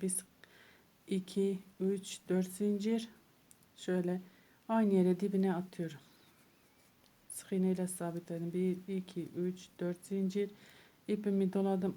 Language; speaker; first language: Turkish; native; Turkish